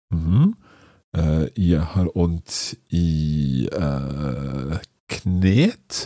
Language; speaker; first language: Swedish; non-native, learner; English